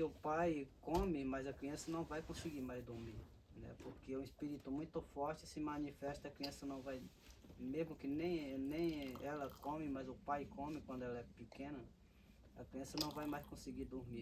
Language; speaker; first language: Portuguese; non-native, local second language; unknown